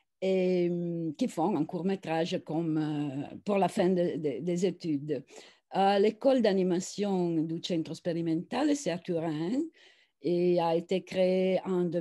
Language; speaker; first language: French; non-native, fluent; Italian